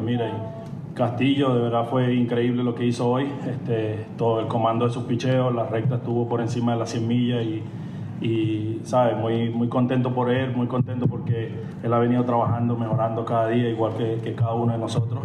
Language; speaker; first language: Spanish; native; Spanish